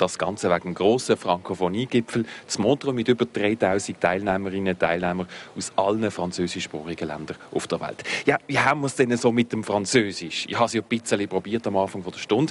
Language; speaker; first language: German; native; German